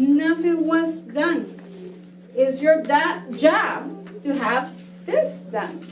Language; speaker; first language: English; non-native, fluent; Spanish